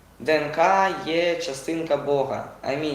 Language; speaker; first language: Ukrainian; non-native, local second language; Russian